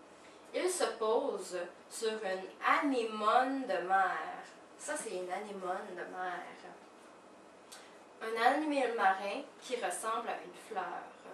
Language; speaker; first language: French; native; French